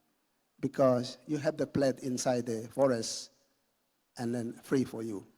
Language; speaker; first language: English; non-native, learner; Indonesian